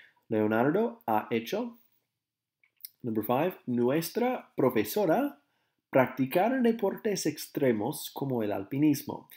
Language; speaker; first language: Spanish; non-native, fluent; English